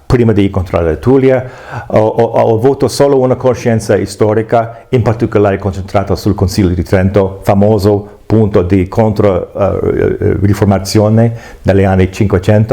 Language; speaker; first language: Italian; non-native, fluent; English